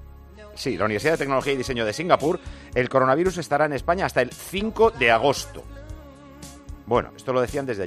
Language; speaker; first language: Spanish; native; Spanish